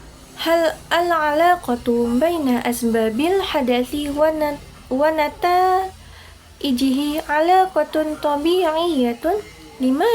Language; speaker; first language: Arabic; non-native, learner; Indonesian